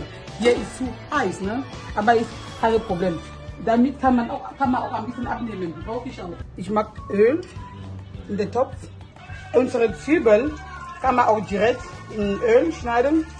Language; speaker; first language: German; non-native, fluent; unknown